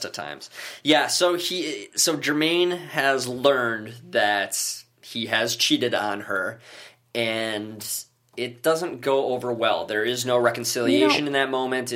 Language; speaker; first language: English; native; English